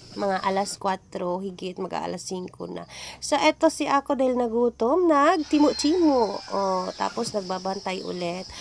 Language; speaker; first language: Filipino; non-native, local second language; Cebuano